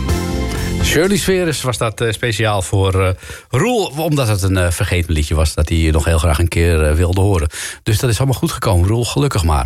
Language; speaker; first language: Dutch; native; Dutch